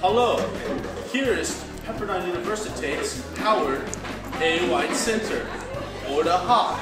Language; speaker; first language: German; non-native, learner; English